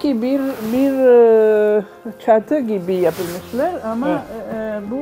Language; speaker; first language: Turkish; non-native, learner; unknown